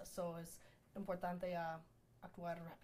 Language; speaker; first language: Spanish; non-native, fluent; English